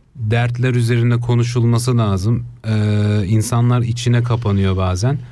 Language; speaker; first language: Turkish; early bilingual, heritage; Turkish